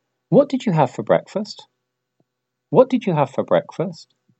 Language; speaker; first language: English; native; English